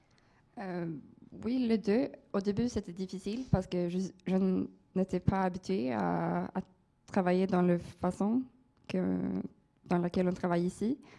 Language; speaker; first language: French; non-native, fluent; Swedish